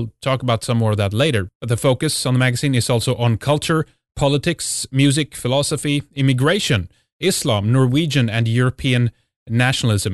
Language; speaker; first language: English; non-native, fluent; Swedish